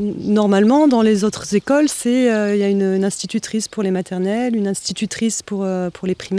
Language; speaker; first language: French; native; French